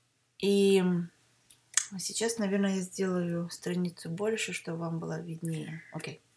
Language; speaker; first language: Russian; early bilingual, heritage; Russian